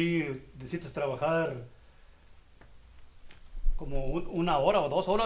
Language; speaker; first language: Spanish; native; Spanish